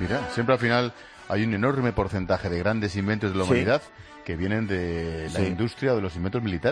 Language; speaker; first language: Spanish; native; Spanish